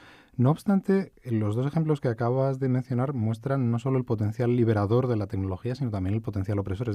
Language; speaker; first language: Spanish; native; Spanish